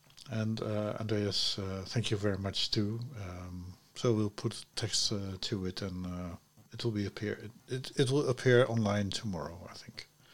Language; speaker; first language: English; non-native, fluent; Dutch